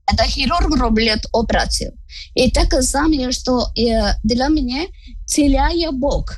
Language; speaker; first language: Ukrainian; non-native, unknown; Malayalam